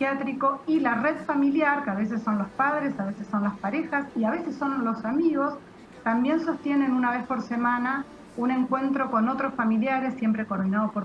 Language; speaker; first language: Spanish; native; Spanish